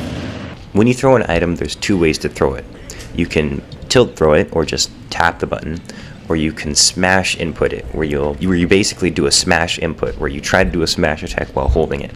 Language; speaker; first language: English; native; English